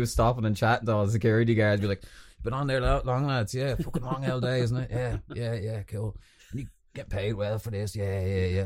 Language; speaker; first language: English; native; English